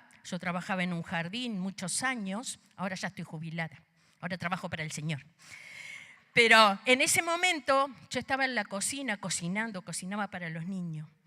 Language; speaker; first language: Spanish; native; Spanish